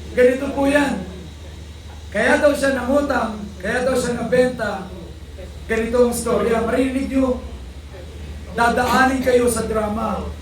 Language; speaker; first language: Filipino; native; Filipino